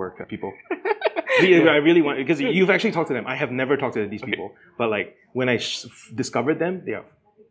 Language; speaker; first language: English; native; English